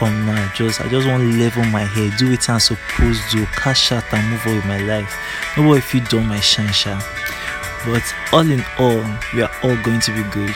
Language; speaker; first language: English; non-native, local second language; Igbo